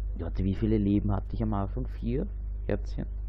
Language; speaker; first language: German; native; German